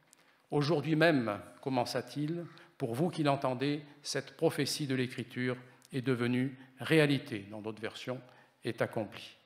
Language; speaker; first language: French; native; French